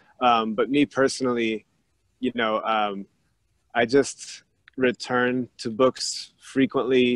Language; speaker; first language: English; native; English